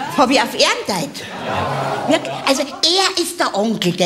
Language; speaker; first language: German; native; German